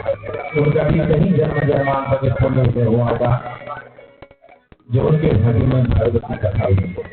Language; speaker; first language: Hindi; native; Hindi